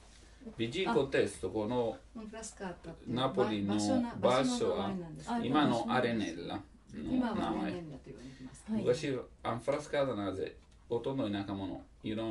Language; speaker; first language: Japanese; non-native, learner; Italian